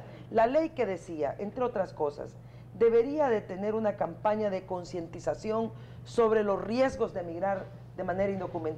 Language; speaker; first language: Spanish; native; Spanish